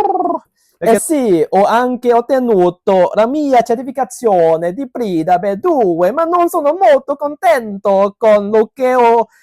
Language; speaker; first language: Italian; non-native, fluent; Cantonese